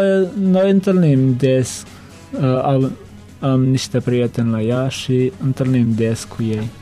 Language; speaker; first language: Romanian; non-native, learner; Turkmen